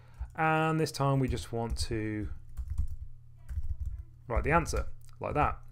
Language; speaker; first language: English; native; English